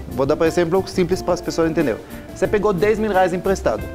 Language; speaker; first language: Portuguese; non-native, fluent; Hebrew